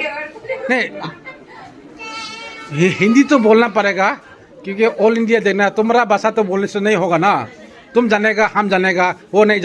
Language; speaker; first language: Hindi; non-native, local second language; Rongmei Naga